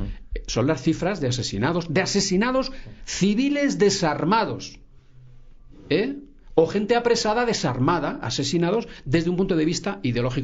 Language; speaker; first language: Spanish; native; Spanish